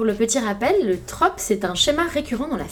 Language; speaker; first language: French; native; French